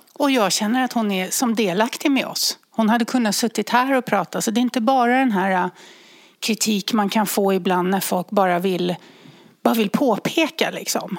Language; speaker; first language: Swedish; native; Swedish